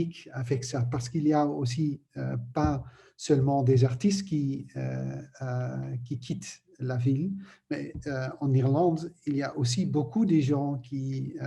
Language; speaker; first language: French; non-native, learner; Dutch